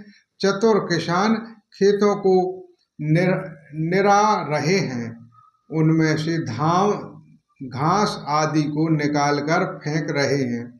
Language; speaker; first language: Hindi; native; Hindi